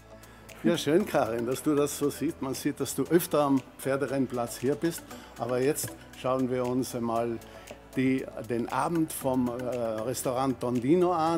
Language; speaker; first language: German; native; German